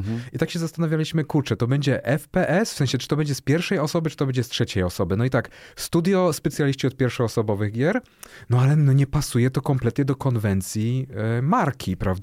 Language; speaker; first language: Polish; native; Polish